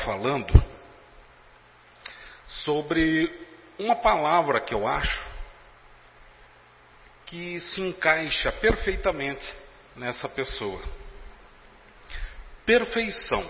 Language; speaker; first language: Portuguese; native; Portuguese